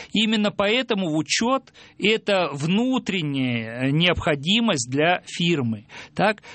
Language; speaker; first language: Russian; native; Russian